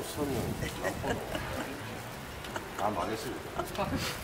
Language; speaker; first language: Korean; native; Korean